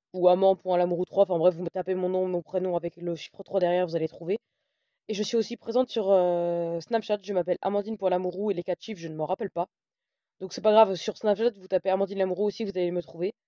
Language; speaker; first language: French; native; French